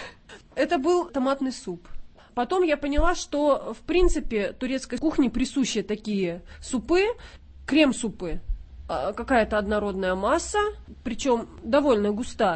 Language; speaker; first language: Russian; native; Russian